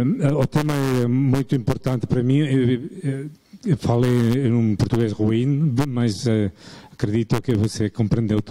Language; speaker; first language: Portuguese; non-native, fluent; Spanish